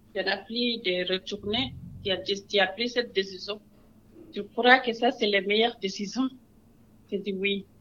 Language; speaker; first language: French; non-native, local second language; Wolof